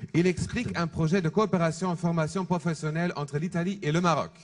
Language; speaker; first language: French; non-native, fluent; German